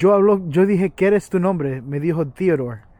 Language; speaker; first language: Spanish; early bilingual, heritage; English